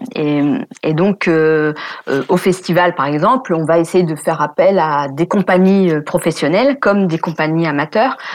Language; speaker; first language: French; native; French